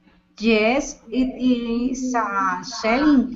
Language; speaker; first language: English; non-native, learner; Spanish